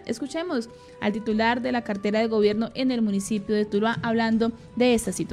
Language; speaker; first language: Spanish; native; Spanish